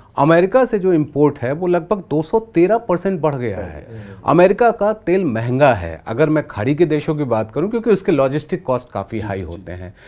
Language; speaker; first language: Hindi; native; Hindi